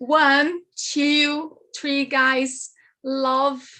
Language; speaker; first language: English; non-native, learner; Portuguese